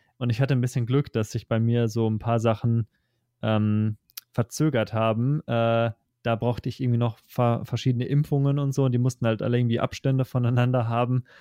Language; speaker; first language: German; native; German